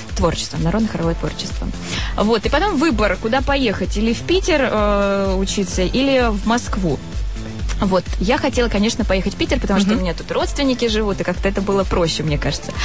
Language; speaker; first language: Russian; native; Russian